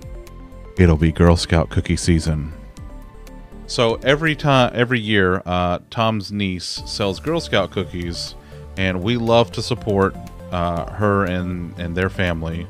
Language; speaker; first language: English; native; English